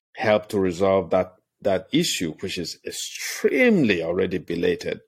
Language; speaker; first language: English; non-native, local second language; Igbo